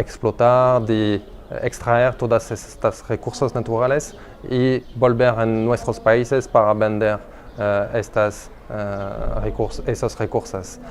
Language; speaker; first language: Spanish; non-native, fluent; French